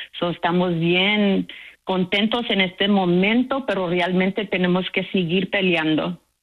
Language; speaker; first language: Spanish; early bilingual, heritage; Spanish